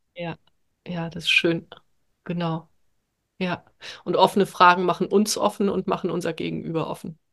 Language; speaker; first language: German; non-native, fluent; Swedish